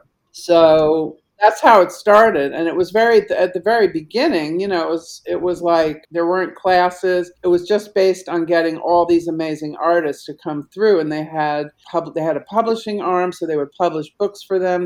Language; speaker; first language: English; native; English